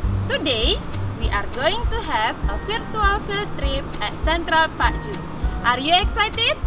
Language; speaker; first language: English; non-native, fluent; Indonesian